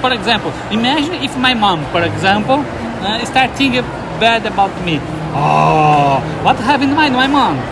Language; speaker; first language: English; non-native, learner; Portuguese